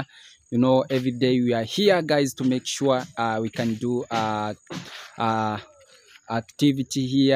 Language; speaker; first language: English; non-native, learner; Swahili